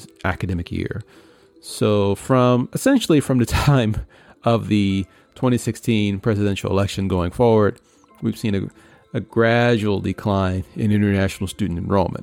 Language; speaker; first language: English; native; English